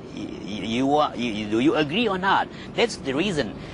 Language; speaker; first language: English; non-native, fluent; Indonesian